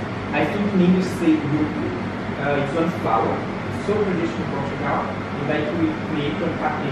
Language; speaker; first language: English; non-native, learner; Portuguese